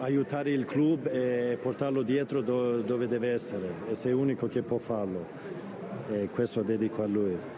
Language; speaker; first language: Italian; non-native, fluent; Swedish